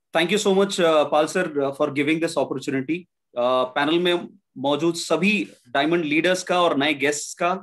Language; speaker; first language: Hindi; native; Hindi